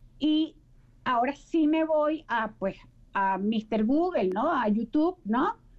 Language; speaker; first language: Spanish; native; Spanish